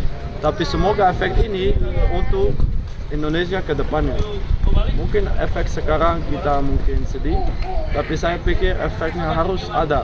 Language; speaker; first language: Indonesian; non-native, fluent; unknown